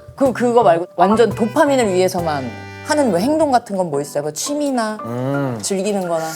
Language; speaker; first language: Korean; native; Korean